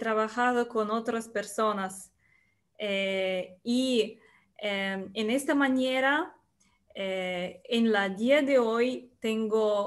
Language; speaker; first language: Spanish; non-native, learner; Russian